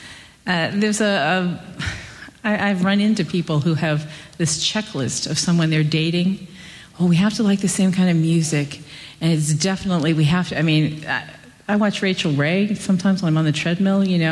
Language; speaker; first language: English; native; English